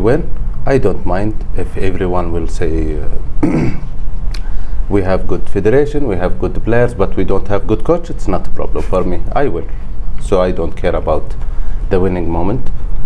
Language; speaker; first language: English; non-native, learner; Arabic